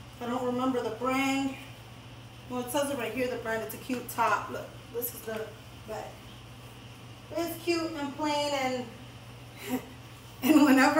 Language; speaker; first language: English; early bilingual, other home language; Spanish